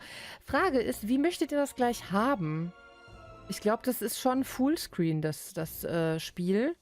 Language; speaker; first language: German; native; German